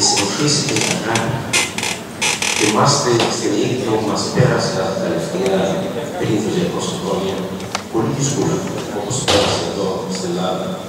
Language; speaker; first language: Greek; non-native, learner; Arabic